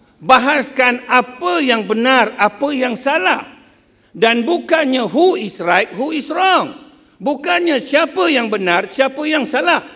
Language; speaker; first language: Malay; non-native, local second language; Chinese